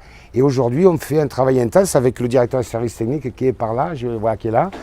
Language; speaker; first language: French; native; French